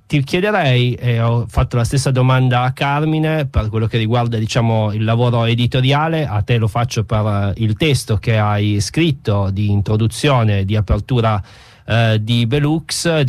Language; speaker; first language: Italian; native; Italian